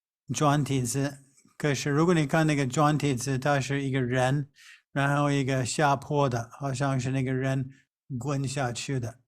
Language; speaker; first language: Chinese; non-native, fluent; English